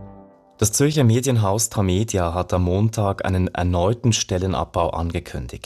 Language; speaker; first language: German; native; German